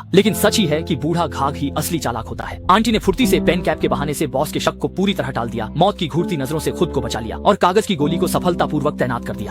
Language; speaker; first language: Hindi; native; Hindi